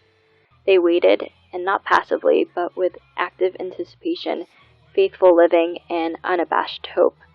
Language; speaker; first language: English; native; English